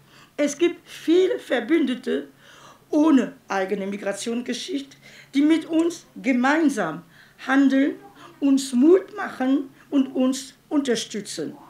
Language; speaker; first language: German; non-native, fluent; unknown